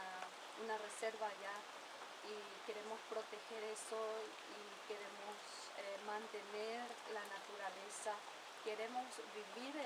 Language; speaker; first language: Spanish; non-native, local second language; Guarani